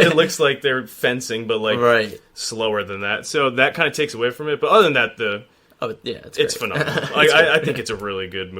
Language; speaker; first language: English; native; English